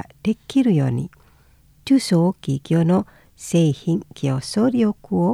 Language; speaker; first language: Japanese; non-native, fluent; Indonesian